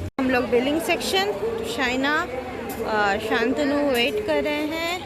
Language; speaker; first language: Hindi; non-native, local second language; Bangla